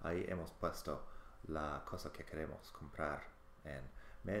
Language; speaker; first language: Spanish; non-native, fluent; English